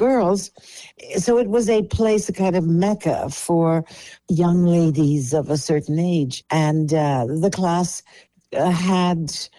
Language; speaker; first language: English; non-native, local second language; Polish